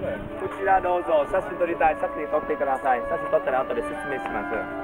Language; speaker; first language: Japanese; non-native, learner; Vietnamese